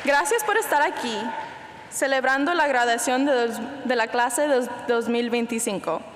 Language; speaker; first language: Spanish; early bilingual, heritage; Spanish